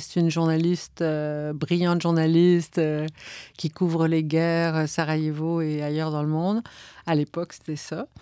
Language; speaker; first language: French; native; French